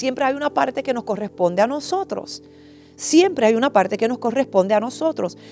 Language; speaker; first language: Spanish; early bilingual, heritage; English